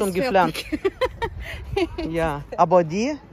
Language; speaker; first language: German; non-native, learner; Russian